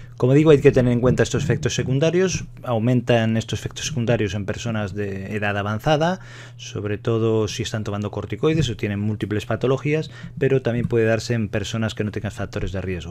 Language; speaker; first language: Spanish; native; Spanish